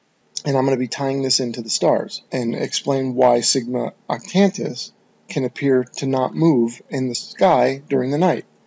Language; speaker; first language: English; native; English